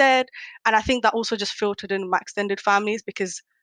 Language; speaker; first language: English; native; English